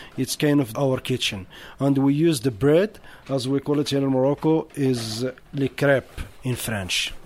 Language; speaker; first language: English; non-native, learner; Arabic